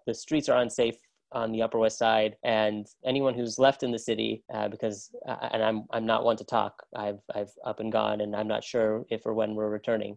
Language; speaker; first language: English; native; English